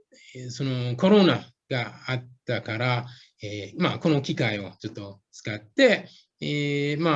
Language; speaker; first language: Japanese; non-native, fluent; English